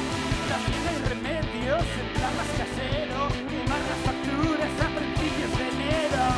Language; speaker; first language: Spanish; native; Spanish